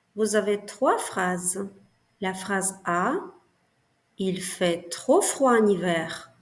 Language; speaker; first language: French; non-native, fluent; Ukrainian